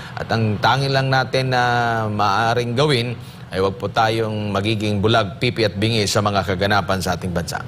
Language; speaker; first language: Filipino; native; Filipino